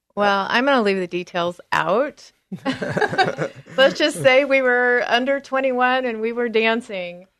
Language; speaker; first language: English; native; English